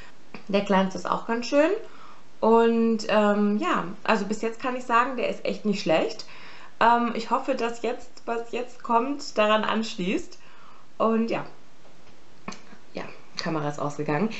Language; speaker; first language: German; native; German